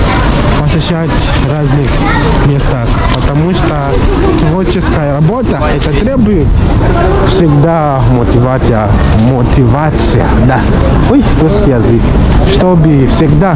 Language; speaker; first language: Russian; non-native, fluent; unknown